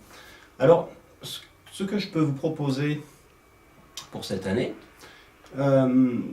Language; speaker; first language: French; native; French